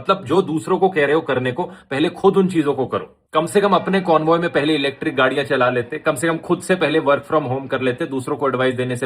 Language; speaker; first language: Hindi; native; Hindi